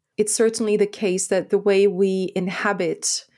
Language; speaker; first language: English; non-native, fluent; French